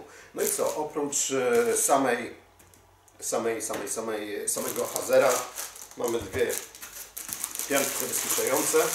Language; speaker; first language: Polish; native; Polish